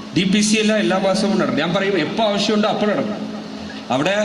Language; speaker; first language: Malayalam; non-native, local second language; Tamil